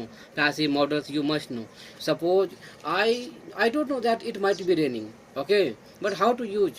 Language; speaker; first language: English; non-native, learner; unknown